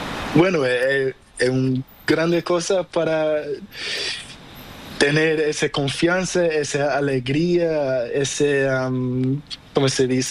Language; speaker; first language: Spanish; non-native, learner; Portuguese